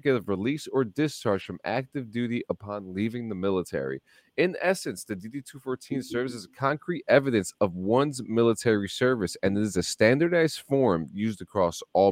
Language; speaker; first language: English; native; English